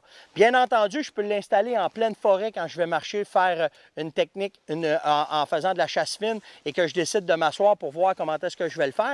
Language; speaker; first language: French; native; French